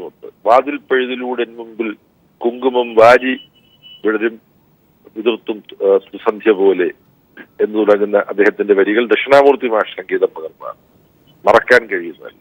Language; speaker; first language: Malayalam; native; Malayalam